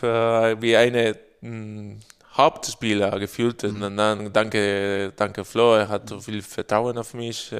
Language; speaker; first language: German; non-native, learner; Spanish